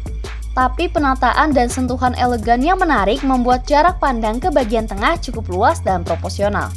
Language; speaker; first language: Indonesian; native; Indonesian